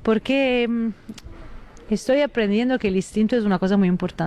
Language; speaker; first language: Spanish; non-native, fluent; Italian